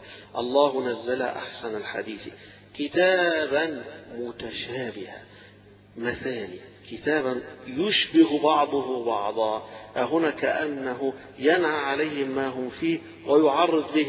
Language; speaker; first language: Arabic; native; Arabic